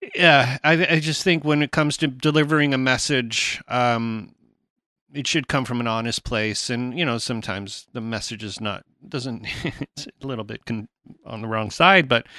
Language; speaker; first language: English; native; English